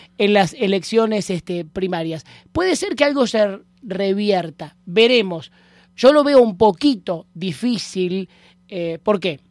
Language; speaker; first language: Spanish; native; Spanish